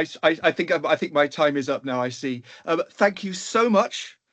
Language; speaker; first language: English; native; English